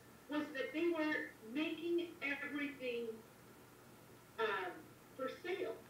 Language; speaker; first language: English; native; English